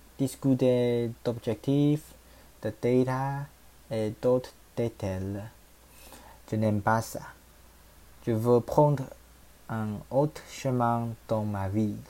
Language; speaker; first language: French; non-native, learner; Chinese